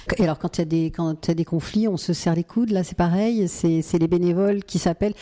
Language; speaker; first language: French; native; French